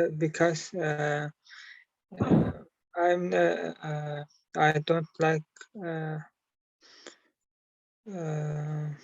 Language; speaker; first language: English; non-native, learner; Turkish